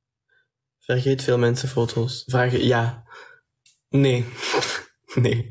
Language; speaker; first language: Dutch; non-native, local second language; French